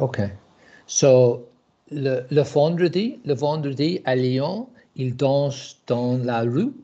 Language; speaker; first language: French; non-native, learner; English